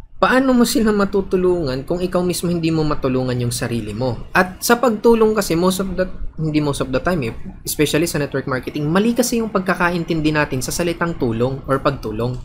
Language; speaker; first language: Filipino; native; Filipino